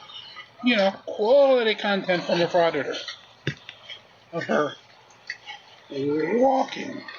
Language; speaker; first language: English; native; English